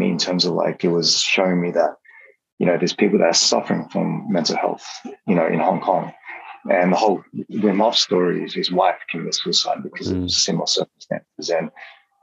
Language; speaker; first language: English; native; English